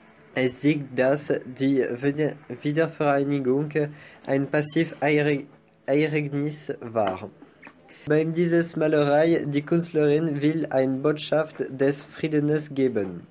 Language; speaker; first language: German; non-native, learner; French